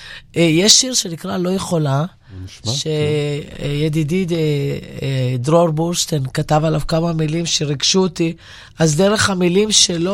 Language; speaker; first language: Hebrew; non-native, local second language; Arabic